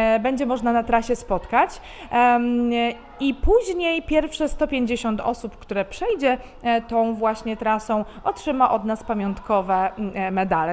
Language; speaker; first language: Polish; native; Polish